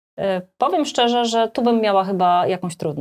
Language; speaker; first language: Polish; native; Polish